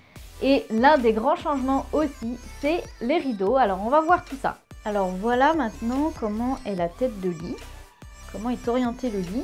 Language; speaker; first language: French; native; French